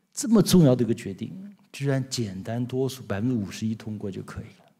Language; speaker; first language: Chinese; native; Chinese